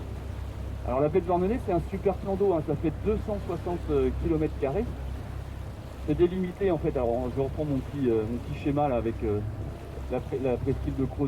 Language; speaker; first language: French; native; French